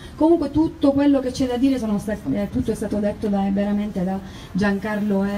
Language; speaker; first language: Italian; native; Italian